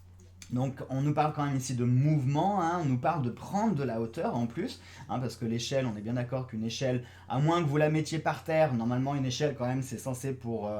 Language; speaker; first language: French; native; French